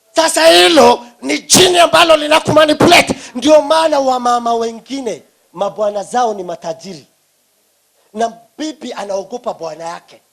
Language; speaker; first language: Swahili; non-native, local second language; Somali